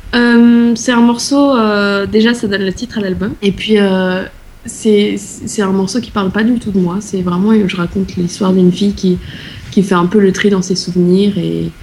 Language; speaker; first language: French; early bilingual, other home language; Portuguese